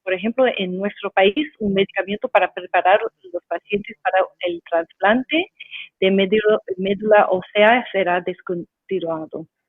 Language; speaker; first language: Spanish; non-native, fluent; English